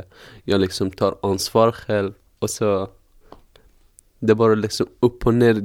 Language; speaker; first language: Swedish; non-native, fluent; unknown